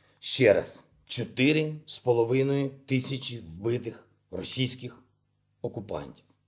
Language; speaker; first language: Ukrainian; non-native, local second language; Russian